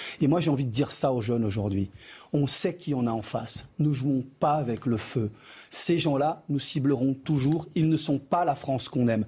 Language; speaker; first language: French; early bilingual, other home language; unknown